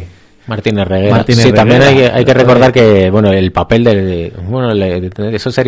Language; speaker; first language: Spanish; native; Spanish